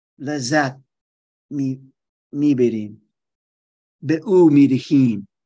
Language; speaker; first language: Persian; non-native, learner; German